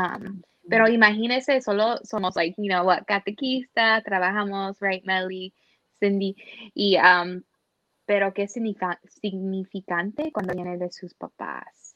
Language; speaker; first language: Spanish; early bilingual, heritage; Spanish